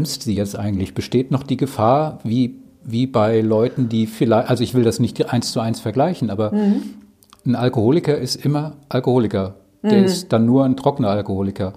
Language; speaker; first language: German; native; German